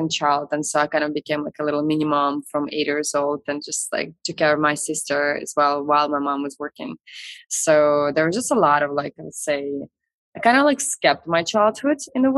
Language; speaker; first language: English; non-native, fluent; Russian